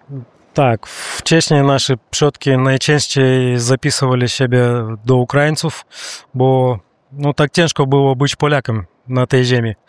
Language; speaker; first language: Polish; non-native, learner; Russian